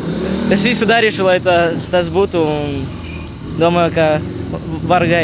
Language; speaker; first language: Latvian; non-native, local second language; Russian